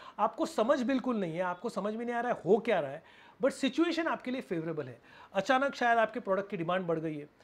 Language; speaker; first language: Hindi; non-native, local second language; Marathi